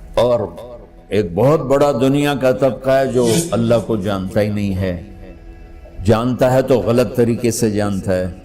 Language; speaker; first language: Urdu; non-native, local second language; Punjabi